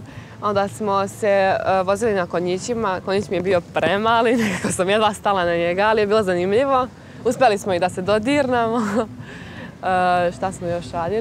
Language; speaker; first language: Serbian; native; Serbian